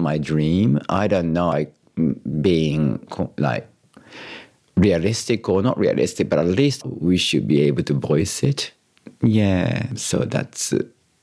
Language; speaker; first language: English; non-native, fluent; Japanese